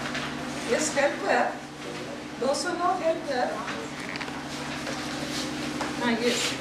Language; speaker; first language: English; non-native, local second language; Hindi